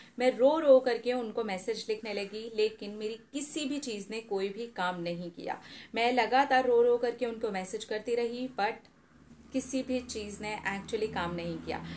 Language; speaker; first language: Hindi; native; Hindi